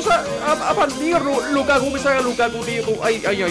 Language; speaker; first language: Spanish; native; Spanish